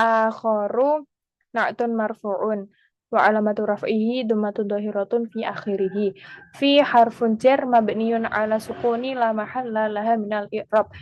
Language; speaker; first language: Arabic; non-native, learner; Indonesian